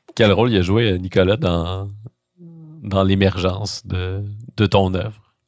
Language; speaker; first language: French; native; French